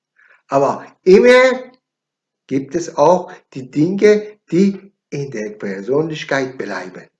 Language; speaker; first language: German; non-native, learner; Persian